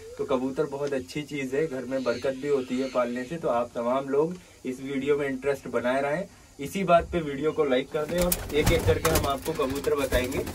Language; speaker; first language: Hindi; native; Hindi